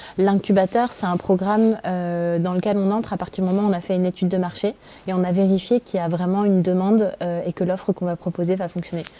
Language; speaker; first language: French; native; French